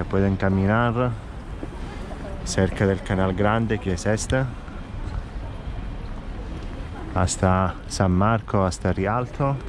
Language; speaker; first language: Spanish; non-native, fluent; Italian